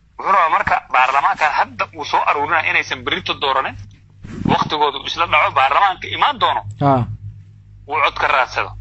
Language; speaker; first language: Somali; non-native, local second language; Maay